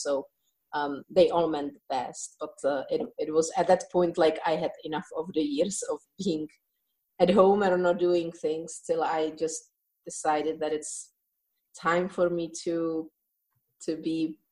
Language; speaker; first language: English; non-native, fluent; Czech